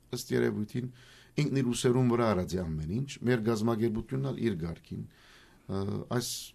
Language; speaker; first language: Armenian; early bilingual, heritage; Armenian